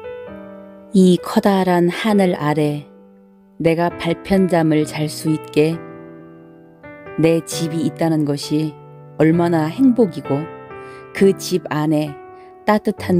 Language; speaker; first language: Korean; native; Korean